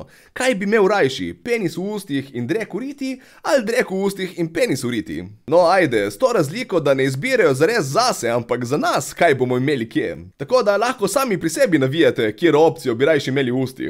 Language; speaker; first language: Slovenian; native; Slovenian